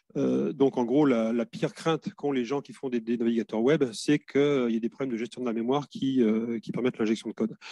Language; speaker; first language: French; native; French